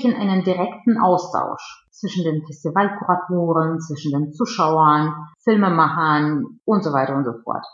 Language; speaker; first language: German; non-native, fluent; Russian